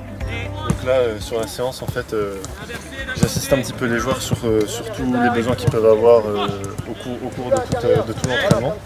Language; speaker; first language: French; native; French